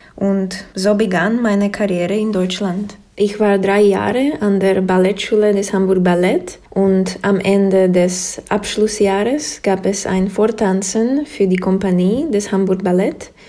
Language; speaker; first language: German; non-native, fluent; Slovak